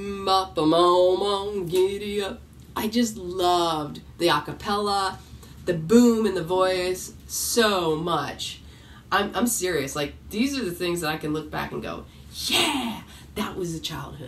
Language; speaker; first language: English; native; English